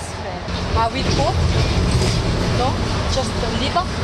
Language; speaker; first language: English; non-native, learner; Korean